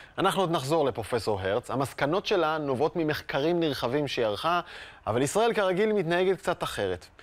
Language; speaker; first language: Hebrew; native; Hebrew